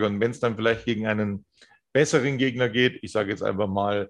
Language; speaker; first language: German; native; German